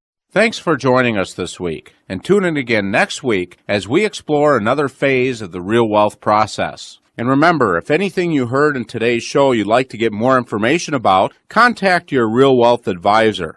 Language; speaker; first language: English; native; English